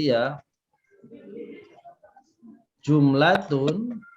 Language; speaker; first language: Arabic; non-native, fluent; Indonesian